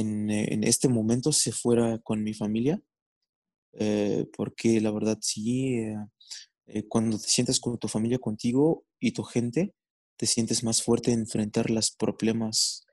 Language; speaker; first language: Spanish; non-native, fluent; Arabic